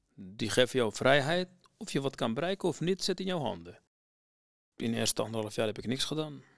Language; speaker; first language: Dutch; non-native, fluent; Arabic